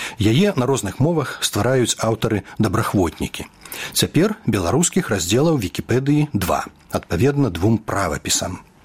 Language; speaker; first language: Belarusian; native; Belarusian